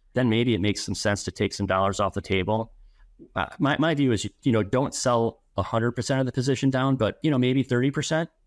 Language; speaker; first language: English; native; English